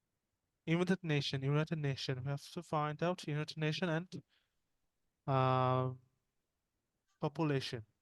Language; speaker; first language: English; non-native, fluent; Bangla